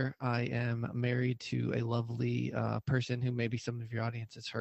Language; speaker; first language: English; native; English